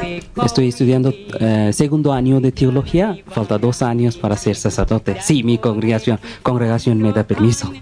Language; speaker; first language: Spanish; non-native, learner; Bangla